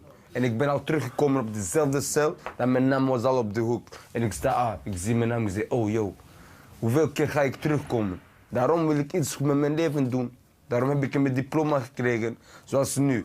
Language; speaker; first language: Dutch; early bilingual, other home language; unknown